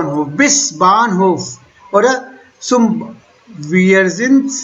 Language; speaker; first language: German; non-native, fluent; Hindi